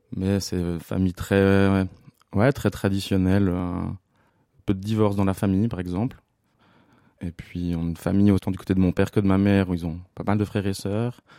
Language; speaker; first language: French; native; French